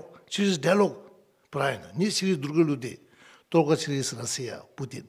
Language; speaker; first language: Russian; non-native, learner; Tibetan